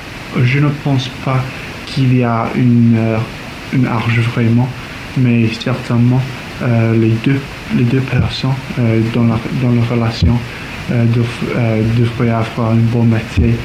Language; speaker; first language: French; non-native, learner; English